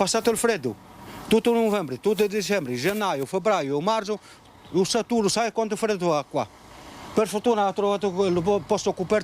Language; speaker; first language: Italian; non-native, learner; Arabic